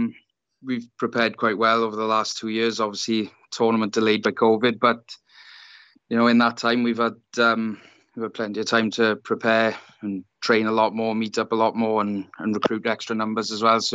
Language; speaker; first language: English; native; English